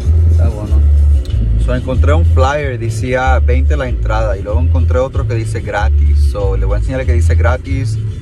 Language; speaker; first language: Spanish; early bilingual, heritage; Spanish